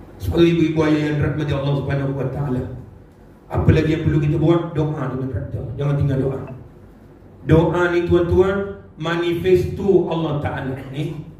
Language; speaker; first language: Malay; non-native, local second language; Tamil